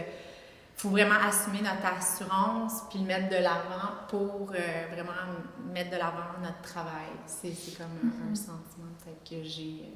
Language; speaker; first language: French; native; French